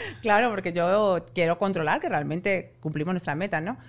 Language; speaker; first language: Spanish; native; Spanish